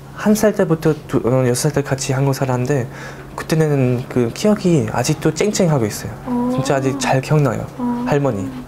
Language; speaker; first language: Korean; early bilingual, heritage; Korean